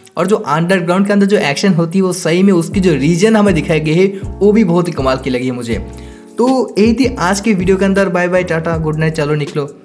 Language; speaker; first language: Hindi; non-native, local second language; Bangla